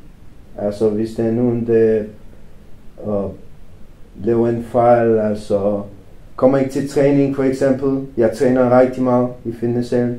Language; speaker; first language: Danish; non-native, fluent; Romanian